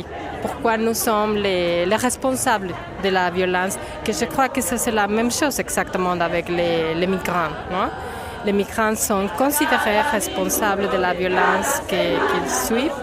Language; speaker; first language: French; non-native, fluent; Spanish